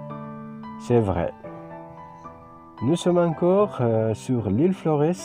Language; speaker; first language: French; non-native, fluent; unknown